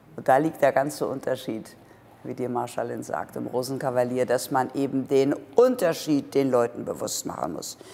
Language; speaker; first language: German; native; German